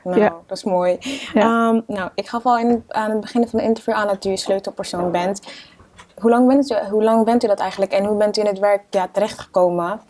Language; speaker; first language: Dutch; native; Dutch